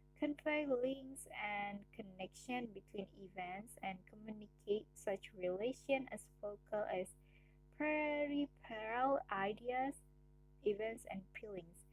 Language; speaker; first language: English; non-native, learner; Indonesian